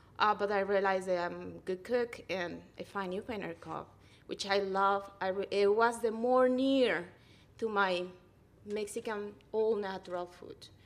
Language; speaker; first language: English; non-native, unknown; Spanish